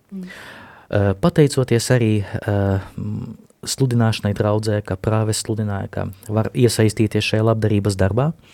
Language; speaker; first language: Latvian; non-native, local second language; Russian